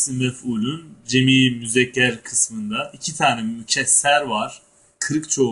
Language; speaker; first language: Turkish; native; Turkish